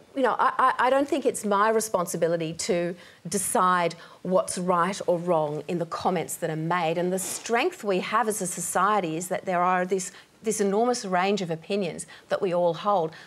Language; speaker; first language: English; native; English